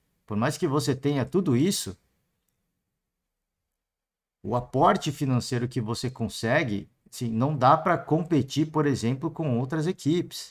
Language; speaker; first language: Portuguese; native; Portuguese